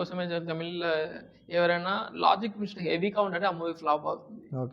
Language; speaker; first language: Telugu; non-native, learner; Tamil